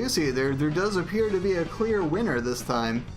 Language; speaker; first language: English; native; English